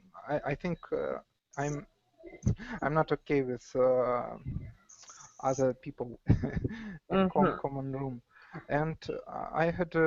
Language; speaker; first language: English; non-native, learner; Russian